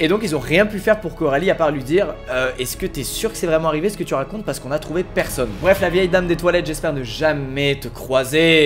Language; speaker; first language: French; native; French